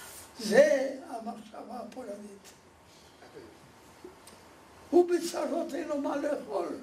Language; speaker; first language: Hebrew; non-native, fluent; Polish